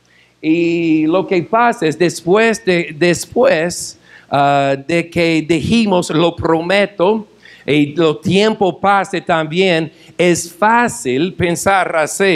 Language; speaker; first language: Spanish; non-native, fluent; English